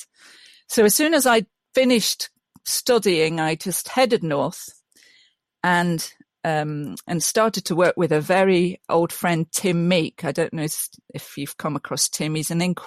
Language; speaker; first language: English; native; English